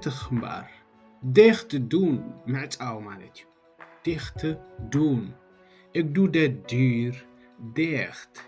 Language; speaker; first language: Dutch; non-native, learner; Tigrinya